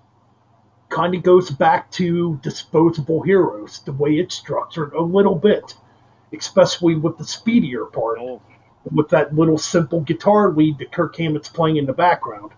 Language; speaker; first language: English; native; English